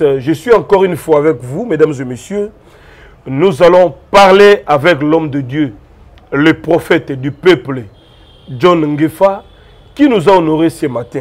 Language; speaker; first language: French; non-native, local second language; Lingala